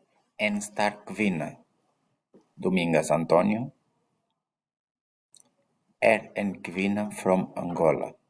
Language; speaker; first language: Swedish; non-native, learner; Portuguese